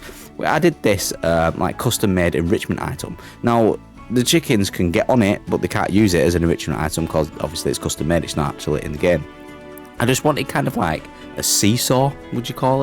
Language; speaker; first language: English; native; English